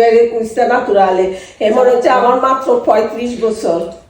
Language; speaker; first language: Italian; non-native, learner; Bangla